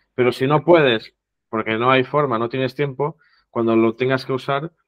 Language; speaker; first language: Spanish; non-native, local second language; Catalan